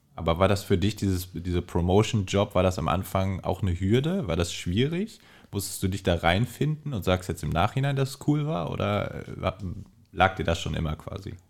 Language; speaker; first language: German; native; German